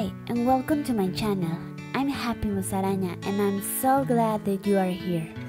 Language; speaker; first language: English; non-native, learner; Spanish